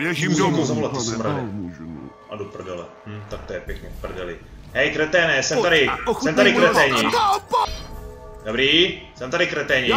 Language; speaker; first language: Czech; native; Czech